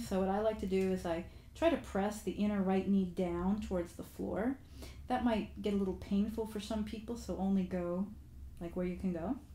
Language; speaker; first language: English; native; English